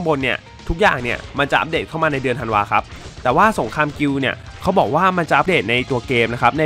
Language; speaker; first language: Thai; native; Thai